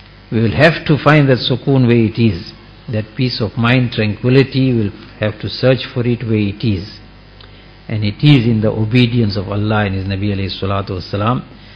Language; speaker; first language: English; native; English